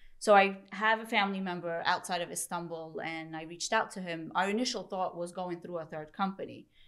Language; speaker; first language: English; early bilingual, other home language; Turkish